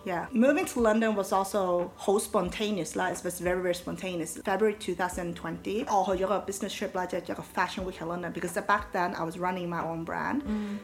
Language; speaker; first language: English; early bilingual, other home language; Cantonese